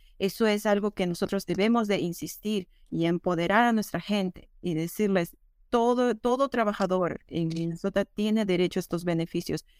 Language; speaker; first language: Spanish; native; Spanish